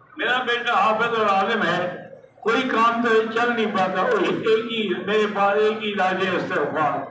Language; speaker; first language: Urdu; native; Urdu